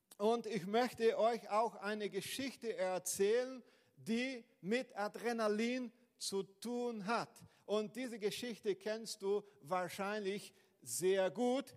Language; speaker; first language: German; non-native, fluent; Portuguese